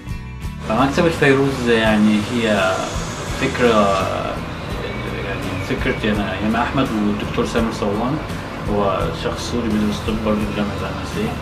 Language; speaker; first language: Arabic; native; Arabic